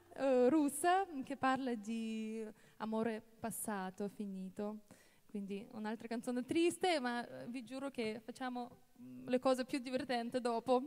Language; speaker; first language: Italian; non-native, fluent; Russian